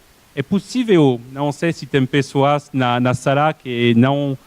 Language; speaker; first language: Portuguese; non-native, fluent; French